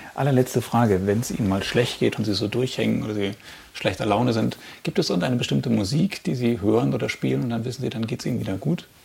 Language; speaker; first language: German; native; German